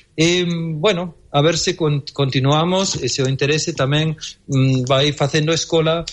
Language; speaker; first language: Galician; non-native, fluent; German